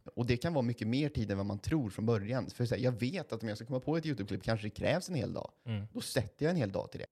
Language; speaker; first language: Swedish; native; Swedish